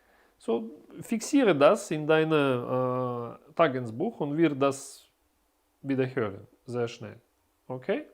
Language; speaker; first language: German; non-native, learner; Russian